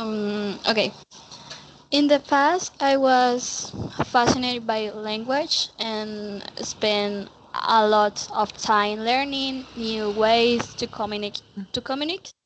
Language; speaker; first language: English; non-native, learner; Spanish